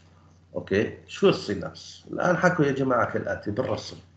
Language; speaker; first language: Arabic; native; Arabic